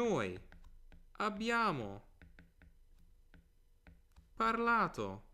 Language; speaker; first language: Italian; non-native, fluent; English